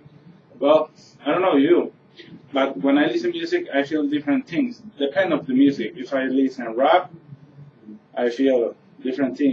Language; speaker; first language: English; non-native, learner; Spanish